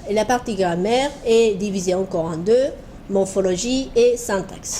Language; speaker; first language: French; non-native, fluent; Japanese